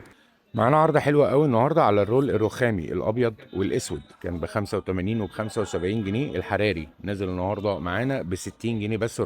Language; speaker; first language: Arabic; native; Arabic